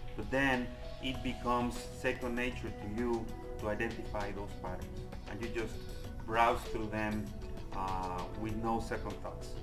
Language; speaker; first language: English; non-native, fluent; Spanish